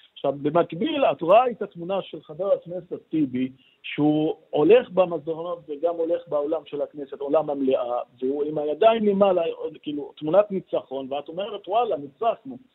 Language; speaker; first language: Hebrew; non-native, local second language; Arabic